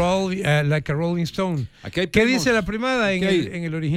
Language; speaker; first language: Spanish; native; Spanish